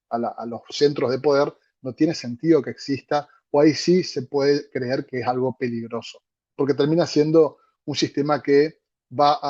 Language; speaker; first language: Spanish; native; Spanish